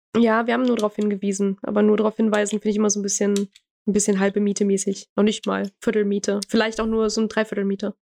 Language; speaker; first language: German; early bilingual, other home language; Croatian